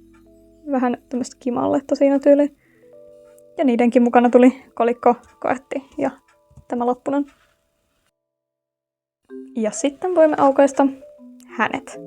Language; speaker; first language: Finnish; native; Finnish